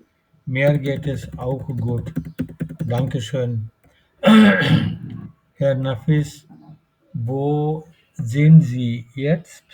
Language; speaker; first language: German; non-native, fluent; Bangla